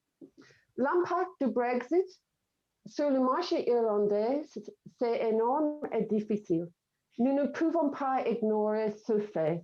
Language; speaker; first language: French; non-native, fluent; English